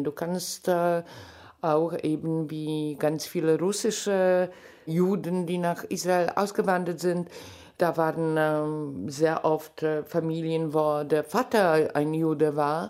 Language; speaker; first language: German; non-native, fluent; Polish